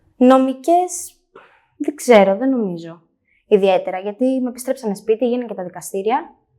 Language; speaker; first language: Greek; native; Greek